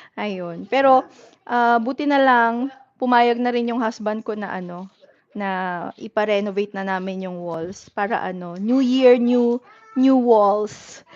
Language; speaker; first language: Filipino; native; Filipino